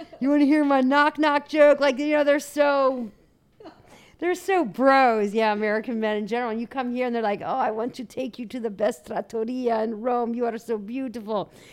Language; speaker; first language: English; native; English